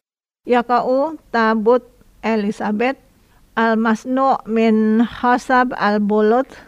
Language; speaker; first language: Arabic; non-native, learner; Indonesian